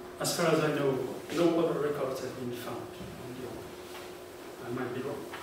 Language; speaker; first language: English; non-native, fluent; Portuguese